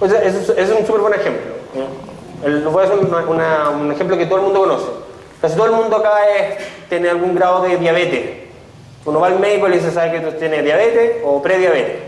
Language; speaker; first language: Spanish; native; Spanish